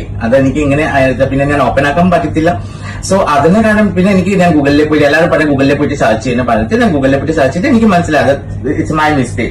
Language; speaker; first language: Malayalam; non-native, local second language; Assamese